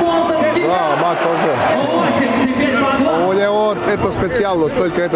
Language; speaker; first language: Russian; non-native, learner; Macedonian